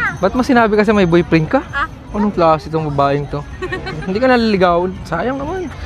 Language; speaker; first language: Filipino; native; Filipino